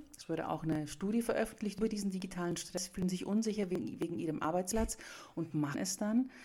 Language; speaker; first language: German; early bilingual, other home language; Greek